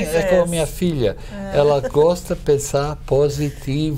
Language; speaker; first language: Portuguese; non-native, fluent; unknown